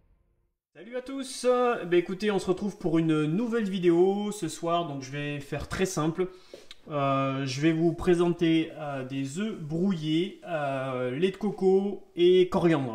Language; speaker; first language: French; native; French